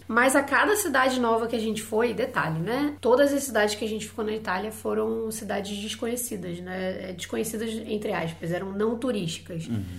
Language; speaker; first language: Portuguese; native; Portuguese